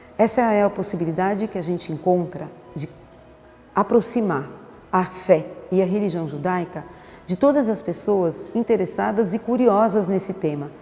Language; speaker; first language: Portuguese; early bilingual, other home language; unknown